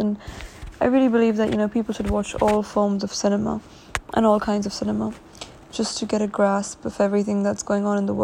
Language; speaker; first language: English; non-native, local second language; Urdu